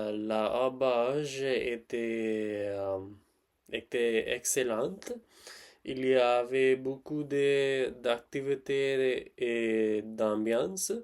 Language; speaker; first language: French; non-native, learner; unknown